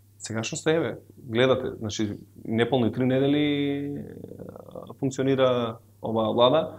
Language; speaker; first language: Macedonian; non-native, local second language; Albanian